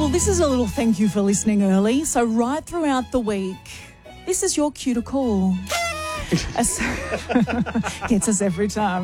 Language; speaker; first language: English; native; English